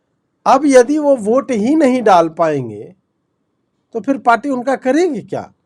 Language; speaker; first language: Hindi; native; Hindi